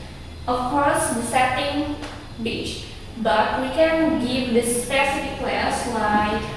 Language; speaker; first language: English; non-native, learner; Indonesian